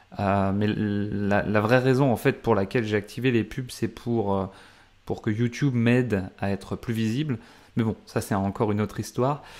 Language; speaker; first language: French; native; French